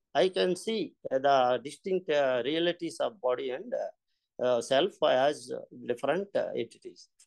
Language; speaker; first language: English; non-native, local second language; Telugu